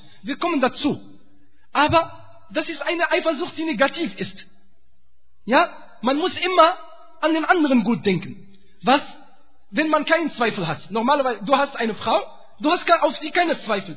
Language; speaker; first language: German; non-native, fluent; Arabic